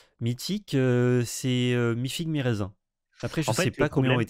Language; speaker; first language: French; native; French